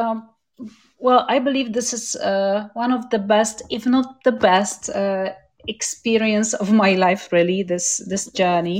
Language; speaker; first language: English; non-native, fluent; Polish